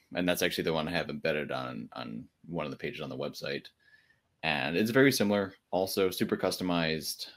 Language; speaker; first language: English; native; English